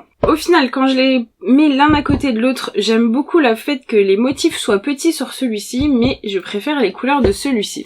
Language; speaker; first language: French; native; French